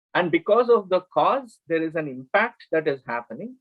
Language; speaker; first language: English; non-native, local second language; Kannada